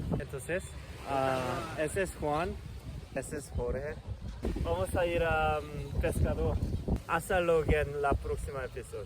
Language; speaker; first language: Spanish; non-native, learner; Korean